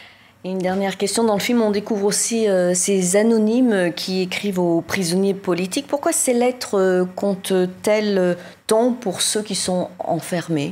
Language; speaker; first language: French; native; French